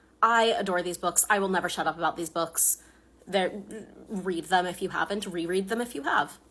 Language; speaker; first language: English; native; English